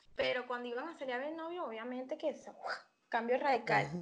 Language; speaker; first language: Spanish; native; Spanish